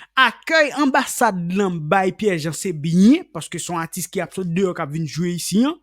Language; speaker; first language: Haitian Creole; native; Haitian Creole